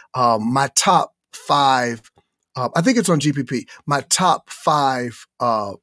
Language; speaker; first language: English; native; English